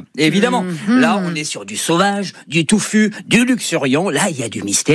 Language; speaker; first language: French; native; French